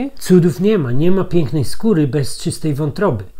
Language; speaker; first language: Polish; native; Polish